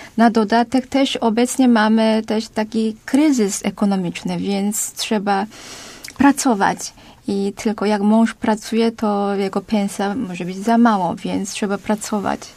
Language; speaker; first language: Polish; non-native, fluent; Korean